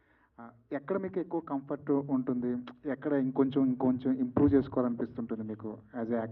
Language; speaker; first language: Telugu; native; Telugu